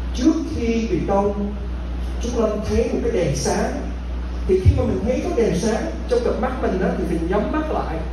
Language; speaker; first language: Vietnamese; early bilingual, heritage; Vietnamese